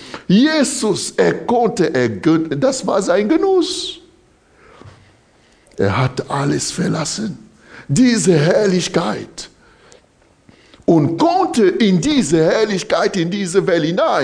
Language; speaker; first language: German; non-native, fluent; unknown